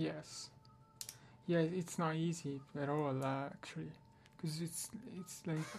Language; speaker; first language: English; non-native, learner; Italian